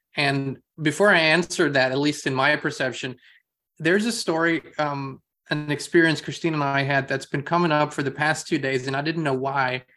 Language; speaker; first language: English; non-native, fluent; German